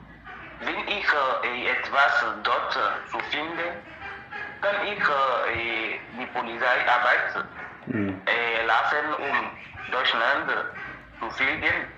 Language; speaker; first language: German; non-native, learner; French